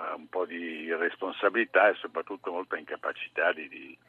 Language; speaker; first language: Italian; native; Italian